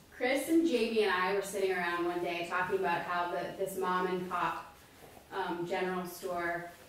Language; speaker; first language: English; native; English